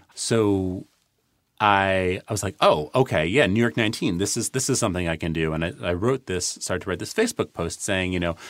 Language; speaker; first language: English; native; English